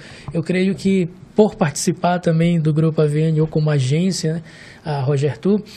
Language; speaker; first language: Portuguese; native; Portuguese